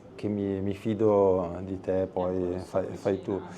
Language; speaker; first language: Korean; non-native, learner; Italian